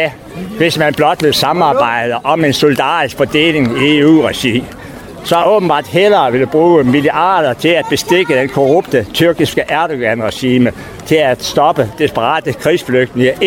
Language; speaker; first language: Danish; native; Danish